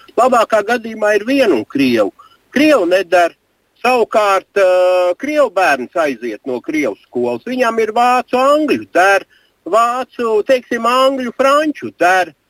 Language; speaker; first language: Latvian; non-native, fluent; Russian